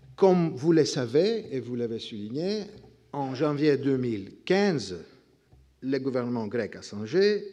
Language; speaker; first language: French; non-native, fluent; Greek